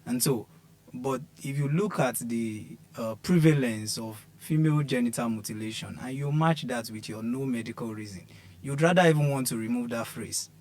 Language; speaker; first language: English; non-native, local second language; Yoruba